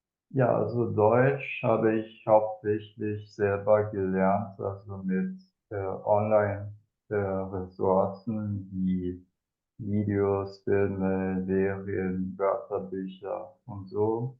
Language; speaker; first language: German; non-native, fluent; Spanish